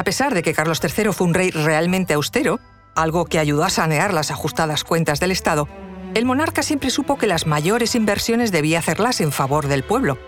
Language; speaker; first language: Spanish; native; Spanish